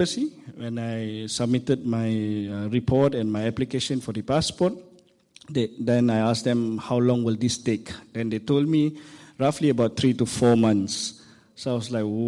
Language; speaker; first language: English; non-native, local second language; Malay